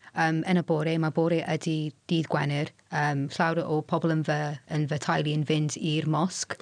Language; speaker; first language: Welsh; non-native, local second language; English